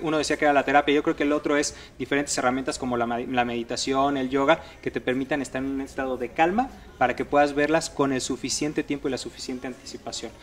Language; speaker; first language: Spanish; native; Spanish